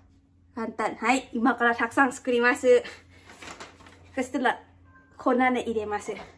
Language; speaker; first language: Japanese; non-native, fluent; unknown